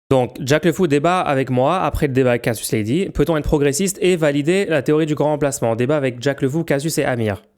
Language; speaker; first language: French; native; French